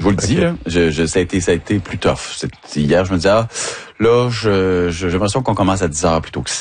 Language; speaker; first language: French; native; French